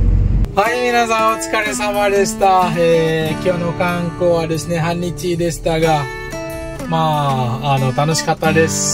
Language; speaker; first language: Japanese; non-native, fluent; Balinese